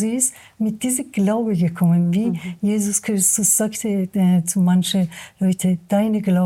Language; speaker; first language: German; non-native, learner; Persian